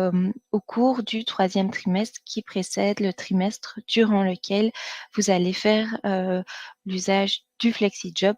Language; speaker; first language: French; native; French